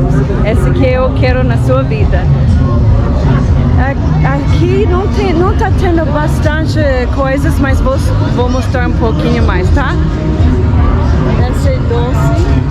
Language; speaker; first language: Portuguese; non-native, fluent; English